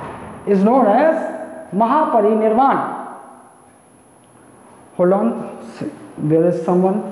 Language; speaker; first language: English; non-native, local second language; Hindi